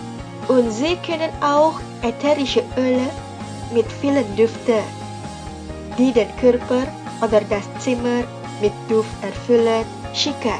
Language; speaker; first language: German; non-native, fluent; Indonesian